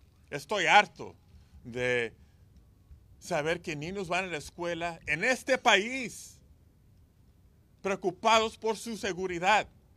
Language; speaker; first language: Spanish; early bilingual, heritage; Spanish